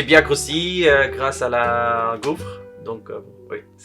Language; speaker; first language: French; non-native, learner; Arabic